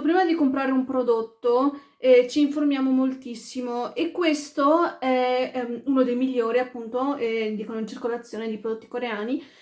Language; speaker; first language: Italian; early bilingual, other home language; Arabic